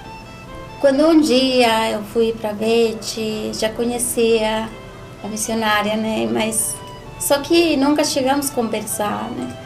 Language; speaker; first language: Portuguese; non-native, learner; Spanish